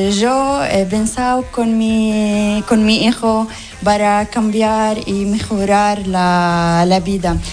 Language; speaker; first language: Spanish; non-native, learner; Arabic